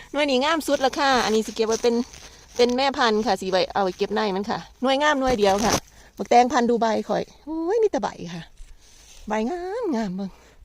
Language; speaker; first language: Thai; native; Thai